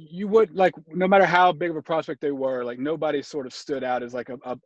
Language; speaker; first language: English; native; English